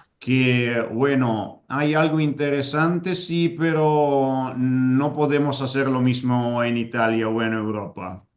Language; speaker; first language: Spanish; non-native, fluent; Italian